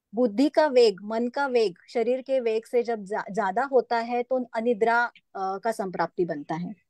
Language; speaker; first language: Hindi; non-native, local second language; Marathi